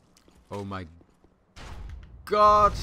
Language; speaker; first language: English; native; English